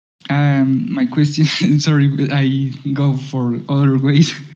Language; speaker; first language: English; non-native, learner; Spanish